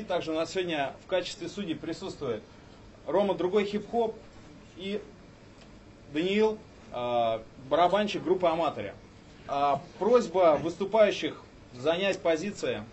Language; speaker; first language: Russian; native; Russian